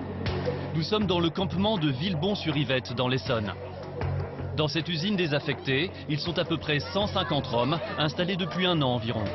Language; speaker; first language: French; native; French